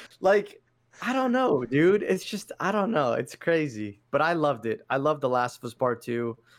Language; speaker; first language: English; early bilingual, other home language; Arabic